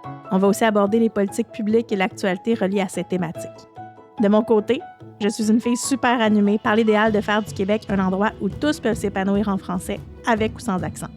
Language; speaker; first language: French; native; French